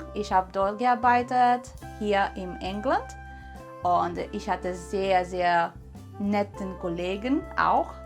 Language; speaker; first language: German; non-native, learner; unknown